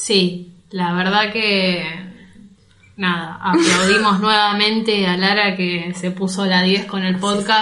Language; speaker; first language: Spanish; native; Spanish